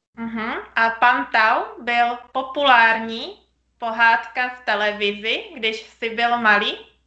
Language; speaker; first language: Czech; native; Czech